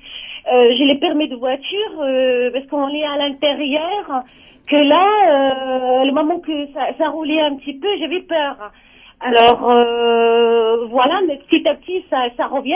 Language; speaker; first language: French; non-native, learner; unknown